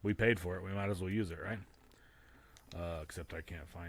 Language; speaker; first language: English; native; English